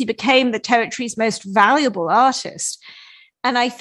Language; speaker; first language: English; native; English